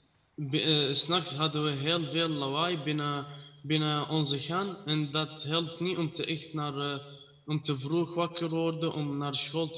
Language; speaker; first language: Dutch; non-native, learner; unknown